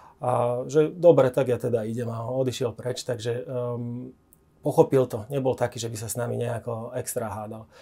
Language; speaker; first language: Slovak; native; Slovak